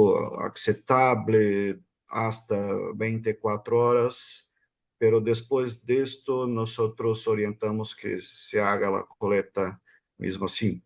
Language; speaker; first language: Spanish; non-native, fluent; Portuguese